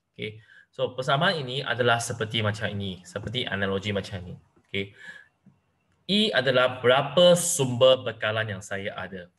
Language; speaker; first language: Malay; non-native, local second language; Chinese